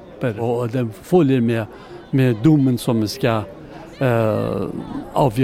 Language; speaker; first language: Swedish; non-native, learner; Persian